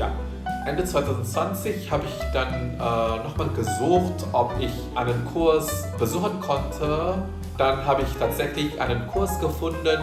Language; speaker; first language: German; non-native, fluent; Indonesian